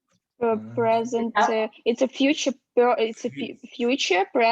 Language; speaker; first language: English; non-native, learner; Russian